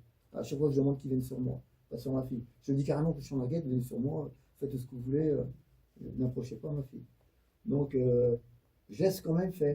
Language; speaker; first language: French; native; French